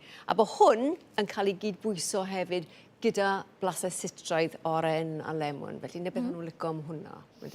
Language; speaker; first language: Welsh; native; Welsh